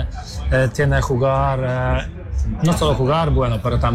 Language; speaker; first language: Spanish; non-native, learner; Polish